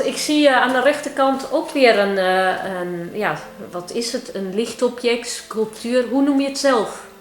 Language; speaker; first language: Dutch; non-native, fluent; Turkish